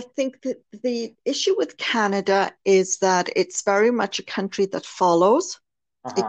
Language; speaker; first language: English; native; English